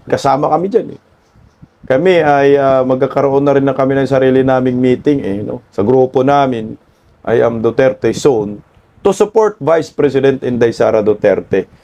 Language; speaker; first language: Filipino; non-native, local second language; Cebuano